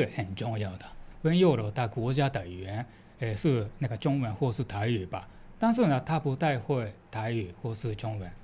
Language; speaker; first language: Chinese; non-native, fluent; Japanese